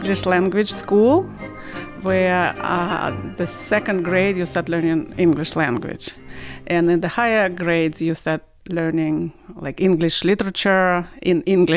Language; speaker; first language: English; non-native, fluent; Russian